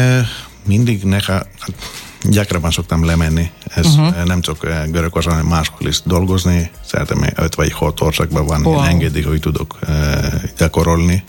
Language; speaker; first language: Hungarian; non-native, fluent; Greek